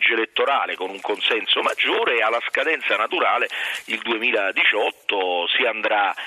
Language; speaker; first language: Italian; native; Italian